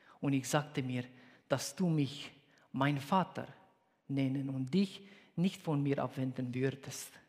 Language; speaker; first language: German; non-native, fluent; Romanian